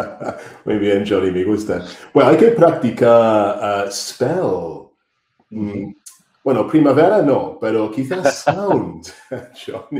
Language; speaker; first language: Spanish; non-native, fluent; English